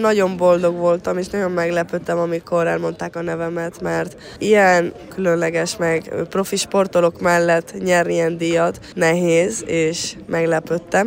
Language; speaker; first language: Hungarian; early bilingual, other home language; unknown